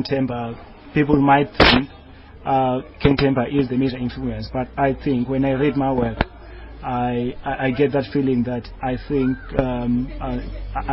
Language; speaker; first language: English; non-native, local second language; Xhosa